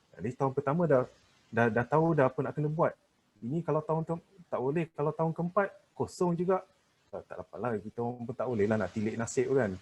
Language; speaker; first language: Malay; native; Malay